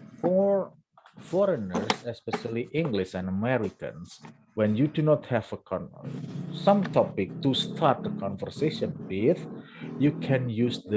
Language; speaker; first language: English; non-native, fluent; Indonesian